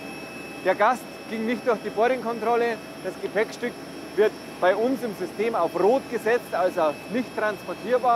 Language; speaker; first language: German; native; German